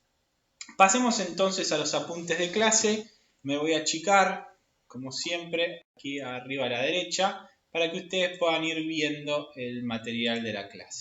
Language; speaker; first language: Spanish; native; Spanish